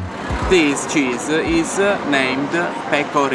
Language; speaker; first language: English; non-native, learner; Italian